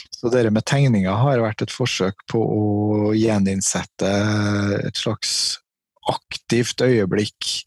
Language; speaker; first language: Norwegian; native; Norwegian